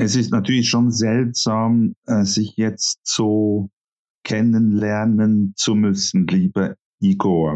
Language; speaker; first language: German; native; German